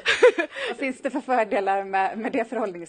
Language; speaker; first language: Swedish; native; Swedish